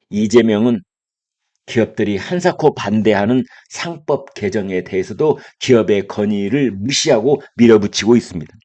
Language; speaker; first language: Korean; native; Korean